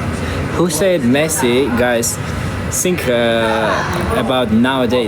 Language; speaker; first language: English; non-native, fluent; Uzbek